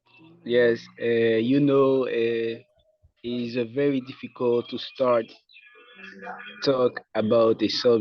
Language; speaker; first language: English; non-native, learner; Haitian Creole